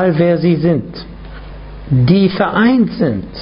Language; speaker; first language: German; non-native, fluent; Arabic